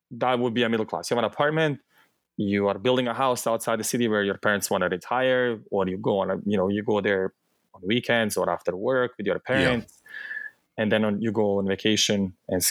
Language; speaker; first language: English; non-native, fluent; Bosnian